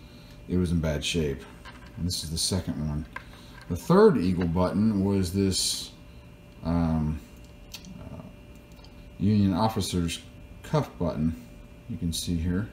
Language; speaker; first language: English; native; English